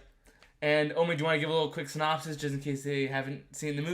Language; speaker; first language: English; native; English